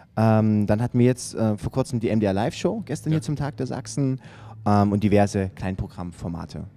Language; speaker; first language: German; native; German